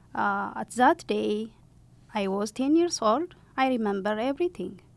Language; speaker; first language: English; non-native, learner; Amharic